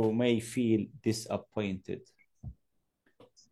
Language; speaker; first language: English; non-native, fluent; Arabic